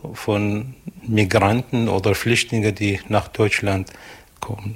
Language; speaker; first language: German; non-native, fluent; Arabic